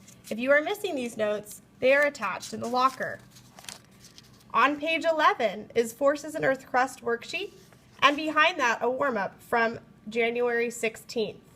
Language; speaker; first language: English; native; English